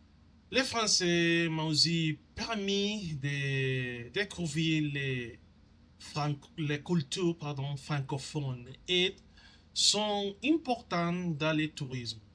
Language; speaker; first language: French; non-native, learner; Spanish